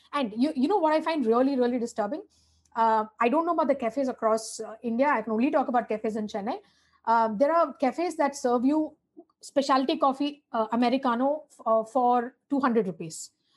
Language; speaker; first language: English; non-native, local second language; Tamil